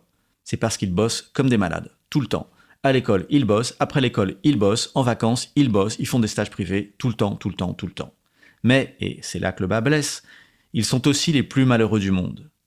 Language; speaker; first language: French; native; French